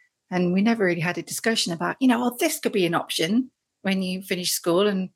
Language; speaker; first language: English; native; English